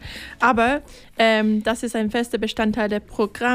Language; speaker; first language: German; non-native, fluent; English